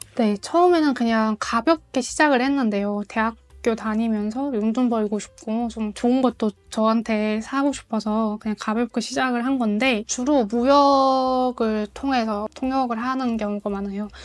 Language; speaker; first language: Korean; non-native, fluent; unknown